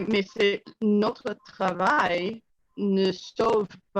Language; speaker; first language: French; non-native, learner; English